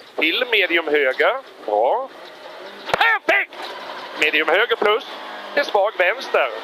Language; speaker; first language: Swedish; native; Swedish